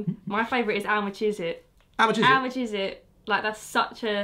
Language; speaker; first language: English; native; English